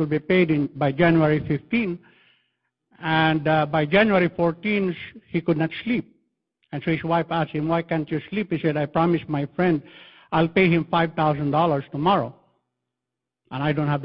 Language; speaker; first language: English; non-native, local second language; Filipino